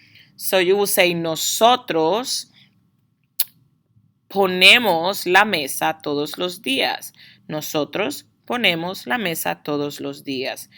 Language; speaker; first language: Spanish; non-native, fluent; English